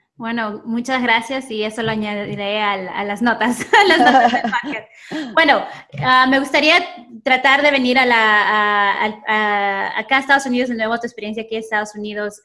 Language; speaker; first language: Spanish; early bilingual, other home language; English